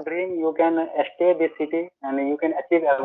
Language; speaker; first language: English; non-native, learner; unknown